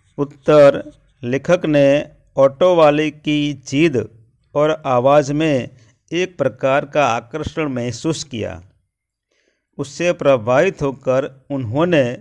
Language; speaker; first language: Hindi; non-native, local second language; Gujarati